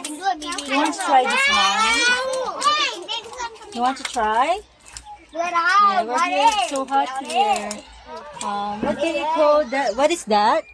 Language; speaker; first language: English; non-native, local second language; Filipino